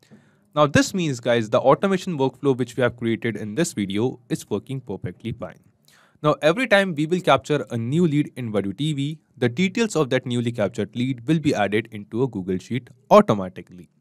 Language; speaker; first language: English; non-native, local second language; Hindi